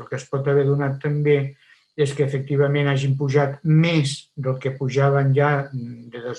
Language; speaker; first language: Catalan; native; Catalan